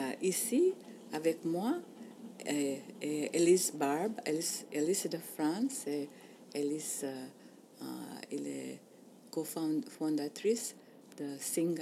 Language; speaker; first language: French; non-native, learner; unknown